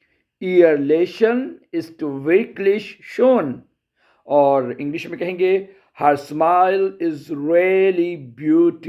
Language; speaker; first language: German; non-native, fluent; Urdu